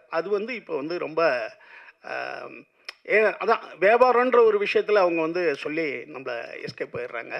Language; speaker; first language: Tamil; native; Tamil